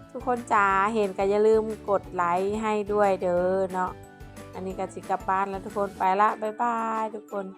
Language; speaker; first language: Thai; non-native, local second language; Lao